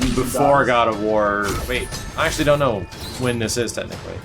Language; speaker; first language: English; native; English